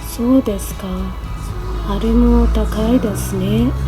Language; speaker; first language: Japanese; non-native, learner; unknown